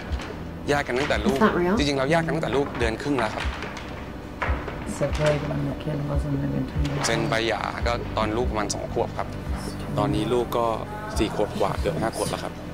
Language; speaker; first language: Thai; native; Thai